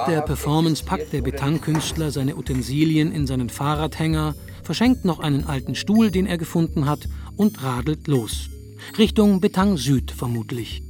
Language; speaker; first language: German; native; German